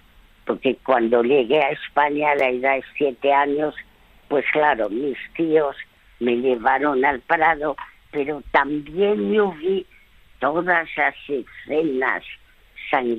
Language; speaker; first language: Spanish; early bilingual, other home language; French